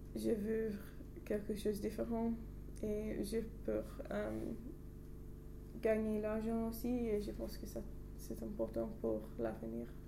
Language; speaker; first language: French; non-native, learner; English